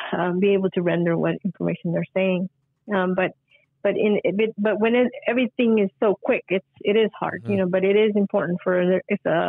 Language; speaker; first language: English; early bilingual, other home language; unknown